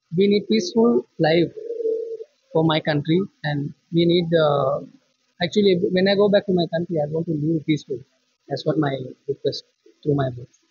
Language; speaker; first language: English; non-native, local second language; Sinhala